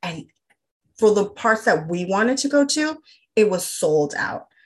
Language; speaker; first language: English; early bilingual, other home language; Spanish